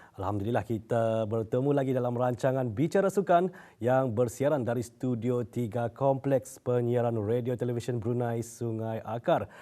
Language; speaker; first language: Malay; native; Malay